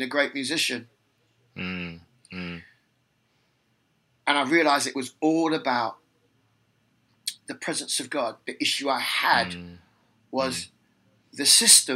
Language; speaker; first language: English; native; English